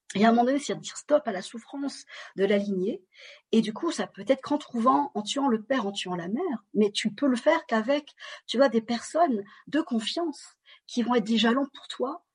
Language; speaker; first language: French; native; French